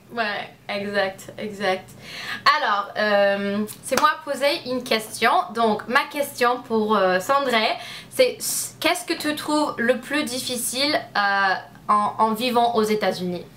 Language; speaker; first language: French; non-native, learner; English